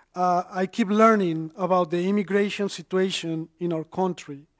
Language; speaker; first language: English; non-native, fluent; Spanish